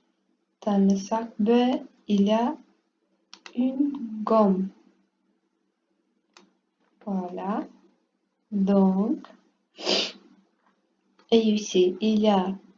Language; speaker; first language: French; non-native, learner; Portuguese